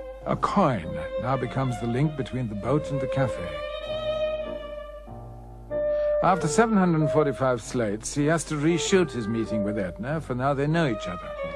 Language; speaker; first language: English; native; English